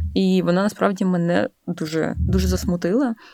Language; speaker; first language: Ukrainian; native; Ukrainian